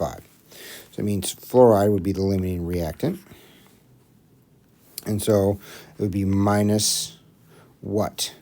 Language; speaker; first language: English; native; English